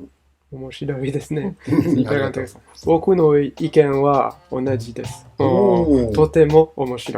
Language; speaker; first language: Japanese; non-native, learner; French